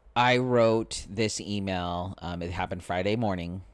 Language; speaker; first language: English; native; English